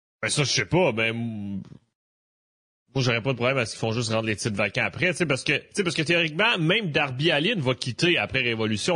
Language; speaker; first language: French; native; French